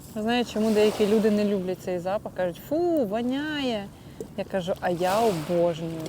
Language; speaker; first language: Ukrainian; non-native, local second language; Russian